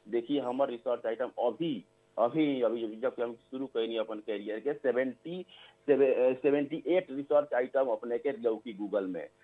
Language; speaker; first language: Bhojpuri; native; Bhojpuri